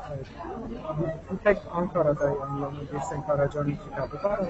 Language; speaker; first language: Turkish; non-native, fluent; Armenian